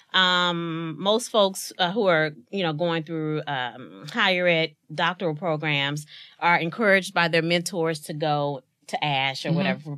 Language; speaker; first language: English; native; English